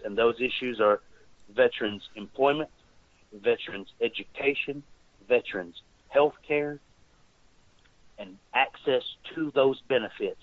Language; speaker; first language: English; native; English